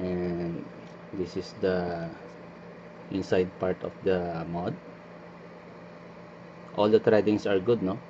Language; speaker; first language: English; non-native, local second language; Filipino